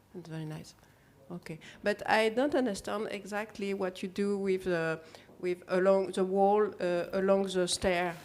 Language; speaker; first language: English; non-native, learner; French